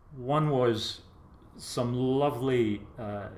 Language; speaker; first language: English; native; English